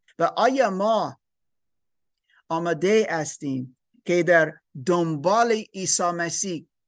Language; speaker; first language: Persian; non-native, learner; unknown